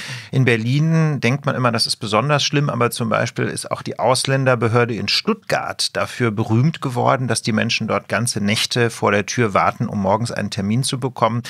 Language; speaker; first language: German; native; German